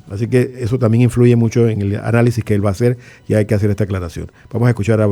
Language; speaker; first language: Spanish; native; Spanish